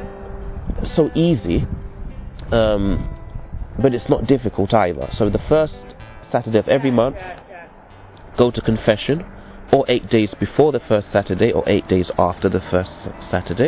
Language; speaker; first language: English; native; English